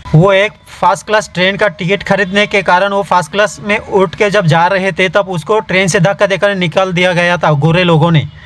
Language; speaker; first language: Hindi; non-native, local second language; Bangla